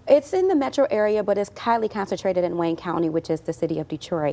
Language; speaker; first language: English; native; English